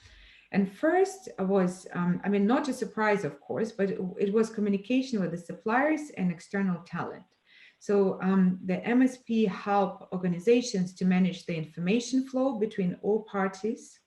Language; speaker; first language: English; non-native, fluent; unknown